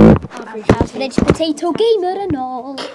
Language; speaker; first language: Welsh; non-native, local second language; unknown